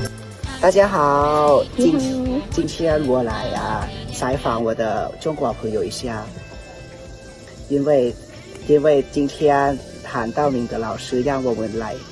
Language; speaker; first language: Chinese; non-native, learner; Lao